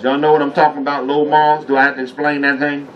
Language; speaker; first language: English; native; English